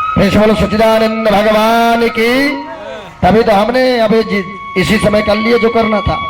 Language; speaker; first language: Hindi; native; Hindi